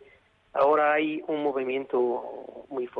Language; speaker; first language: Spanish; non-native, fluent; Arabic